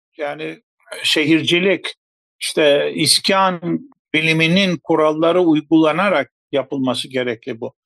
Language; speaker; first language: Turkish; non-native, local second language; Greek